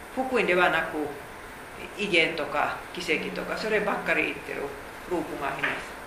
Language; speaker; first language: Japanese; non-native, fluent; Finnish